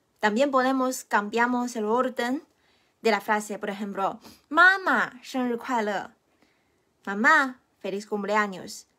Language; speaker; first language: Spanish; non-native, fluent; Chinese